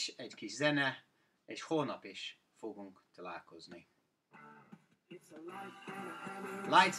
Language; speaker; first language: Hungarian; non-native, fluent; English